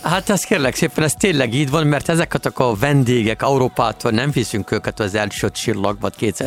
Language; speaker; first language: Hungarian; non-native, learner; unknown